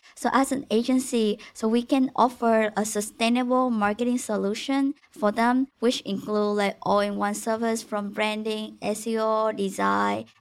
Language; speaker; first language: English; non-native, fluent; Vietnamese